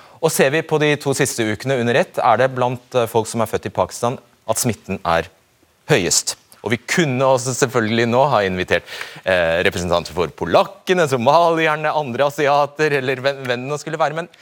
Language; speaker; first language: Norwegian; native; Norwegian